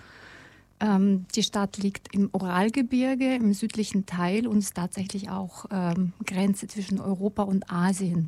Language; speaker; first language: German; non-native, fluent; Russian